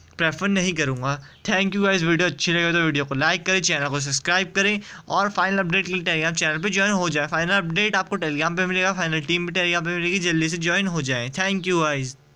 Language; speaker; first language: Hindi; native; Hindi